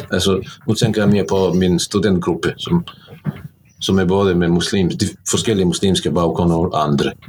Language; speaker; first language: Norwegian; non-native, fluent; Bosnian